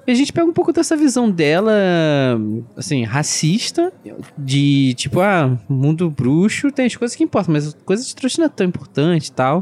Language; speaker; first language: Portuguese; native; Portuguese